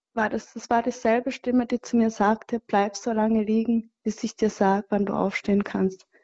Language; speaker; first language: German; non-native, fluent; Kinyarwanda